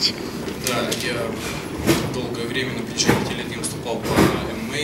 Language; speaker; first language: Russian; native; Russian